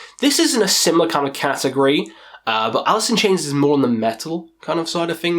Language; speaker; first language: English; native; English